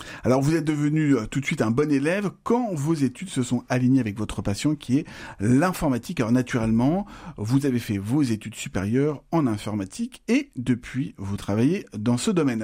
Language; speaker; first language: French; native; French